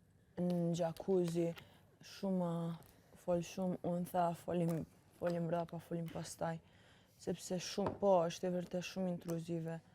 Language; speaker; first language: Albanian; early bilingual, heritage; Albanian